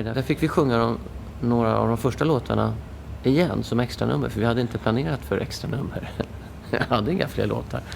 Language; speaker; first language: Swedish; native; Swedish